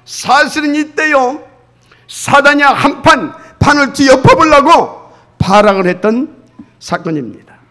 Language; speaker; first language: Korean; native; Korean